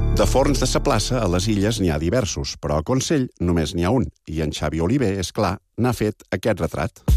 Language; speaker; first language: Catalan; native; Catalan